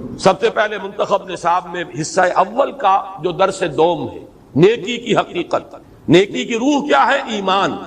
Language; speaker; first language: Urdu; native; Urdu